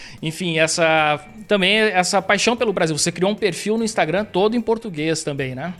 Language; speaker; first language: Portuguese; native; Portuguese